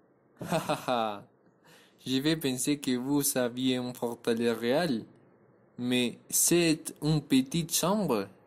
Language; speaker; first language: French; non-native, learner; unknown